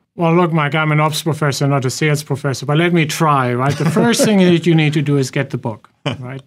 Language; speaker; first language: English; non-native, fluent; German